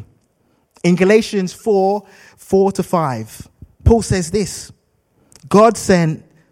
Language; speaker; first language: English; native; English